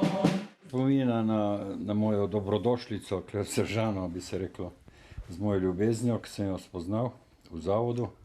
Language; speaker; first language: Slovenian; native; Slovenian